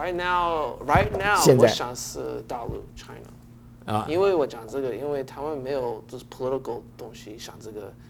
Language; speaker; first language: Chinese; early bilingual, heritage; English